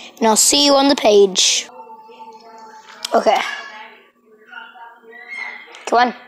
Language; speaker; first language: English; native; English